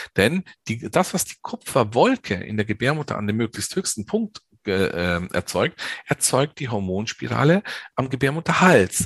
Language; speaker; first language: German; early bilingual, other home language; Italian